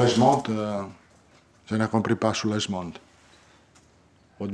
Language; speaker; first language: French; non-native, learner; Italian